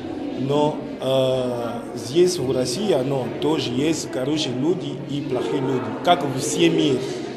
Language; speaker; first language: Russian; non-native, learner; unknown